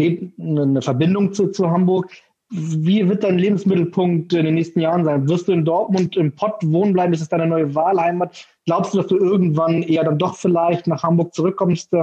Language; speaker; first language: German; native; German